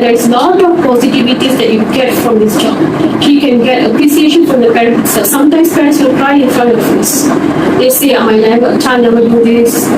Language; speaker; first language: English; non-native, local second language; Malay